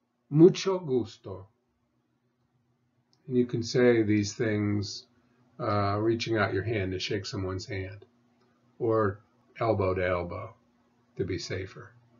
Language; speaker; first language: English; native; English